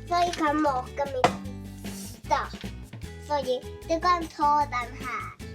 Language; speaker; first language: Swedish; early bilingual, heritage; English